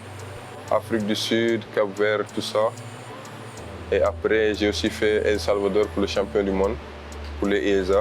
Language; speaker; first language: French; non-native, local second language; Wolof